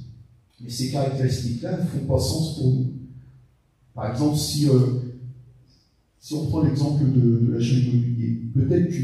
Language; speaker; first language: French; native; French